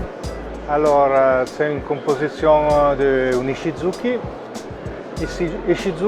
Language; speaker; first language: French; non-native, local second language; Italian